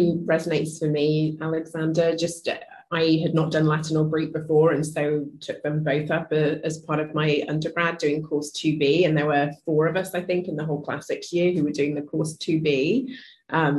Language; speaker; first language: English; native; English